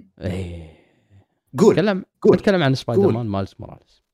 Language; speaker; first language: Arabic; native; Arabic